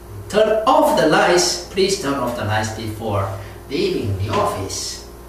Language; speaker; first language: English; non-native, fluent; Korean